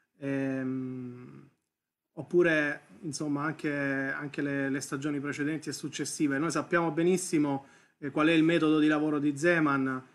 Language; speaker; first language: Italian; native; Italian